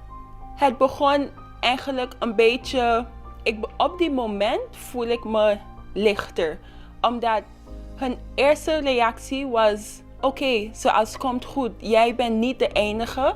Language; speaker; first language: Dutch; non-native, local second language; Papiamento